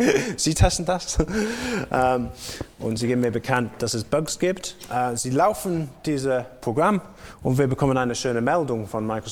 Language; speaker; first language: German; non-native, fluent; English